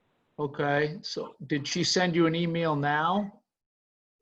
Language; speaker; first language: English; native; English